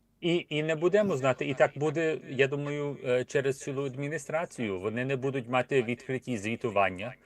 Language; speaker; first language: Ukrainian; early bilingual, heritage; Ukrainian